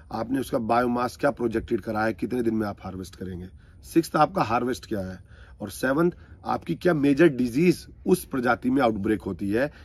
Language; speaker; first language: Hindi; native; Hindi